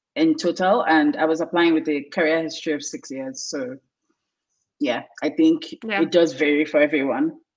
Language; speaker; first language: English; non-native, local second language; Yoruba